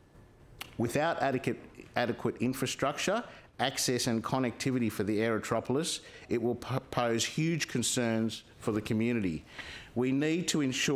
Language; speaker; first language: English; native; English